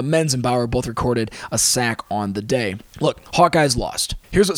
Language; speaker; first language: English; native; English